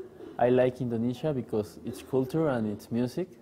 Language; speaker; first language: English; non-native, learner; Spanish